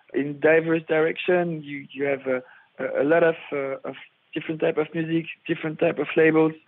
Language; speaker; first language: English; non-native, fluent; French